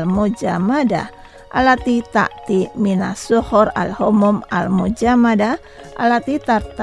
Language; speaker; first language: Arabic; non-native, fluent; Indonesian